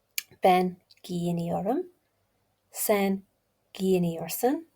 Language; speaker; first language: Turkish; non-native, learner; English